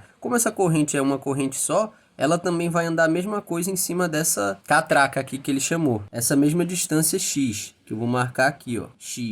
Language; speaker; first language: Portuguese; native; Portuguese